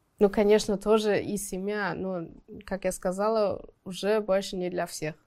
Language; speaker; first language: Russian; non-native, fluent; German